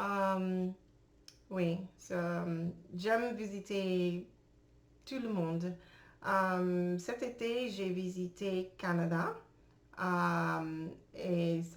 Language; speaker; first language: French; non-native, learner; English